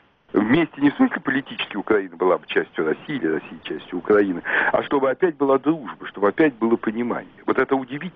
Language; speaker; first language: Russian; native; Russian